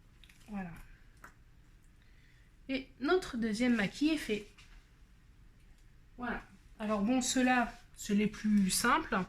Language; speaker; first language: French; native; French